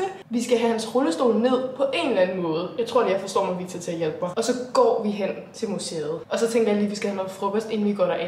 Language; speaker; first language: Danish; native; Danish